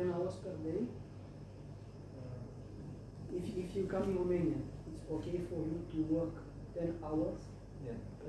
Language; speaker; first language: English; non-native, fluent; Romanian